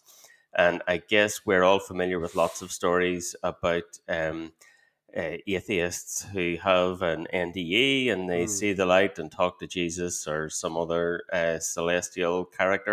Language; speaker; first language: English; native; English